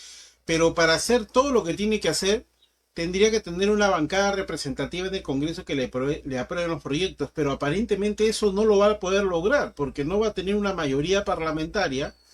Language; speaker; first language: Spanish; native; Spanish